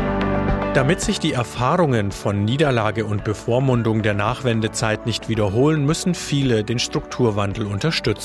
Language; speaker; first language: German; native; German